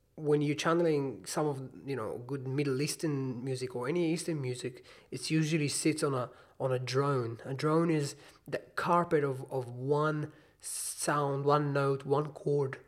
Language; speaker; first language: English; non-native, fluent; Hebrew